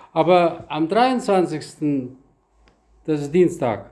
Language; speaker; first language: German; non-native, fluent; Russian